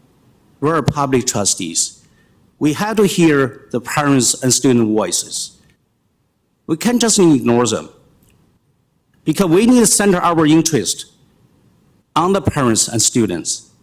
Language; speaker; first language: English; non-native, fluent; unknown